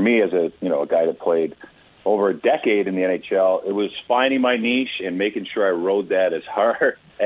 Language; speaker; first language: English; native; English